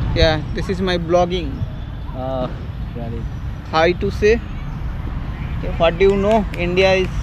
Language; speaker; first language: English; non-native, learner; Bangla